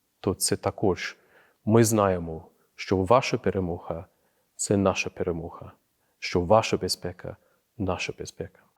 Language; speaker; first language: Ukrainian; non-native, fluent; English